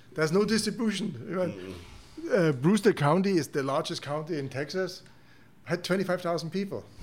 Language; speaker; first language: English; non-native, fluent; German